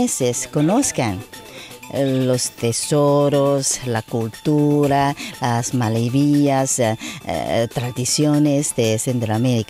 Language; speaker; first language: Spanish; non-native, fluent; Chinese